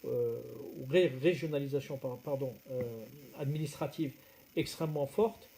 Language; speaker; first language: French; non-native, local second language; Arabic